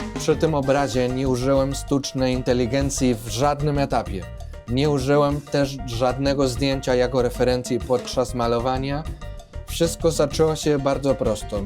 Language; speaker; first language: Polish; non-native, fluent; Spanish